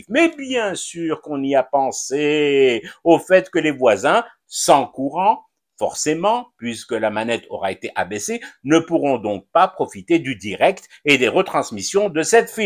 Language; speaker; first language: French; non-native, local second language; Arabic